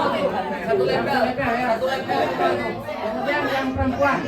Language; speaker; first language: Indonesian; native; Indonesian